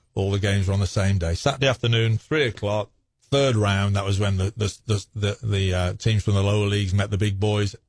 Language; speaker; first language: English; native; English